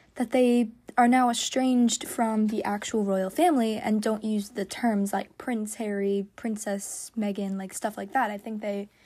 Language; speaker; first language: English; native; English